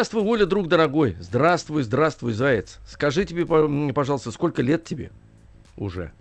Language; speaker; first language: Russian; native; Russian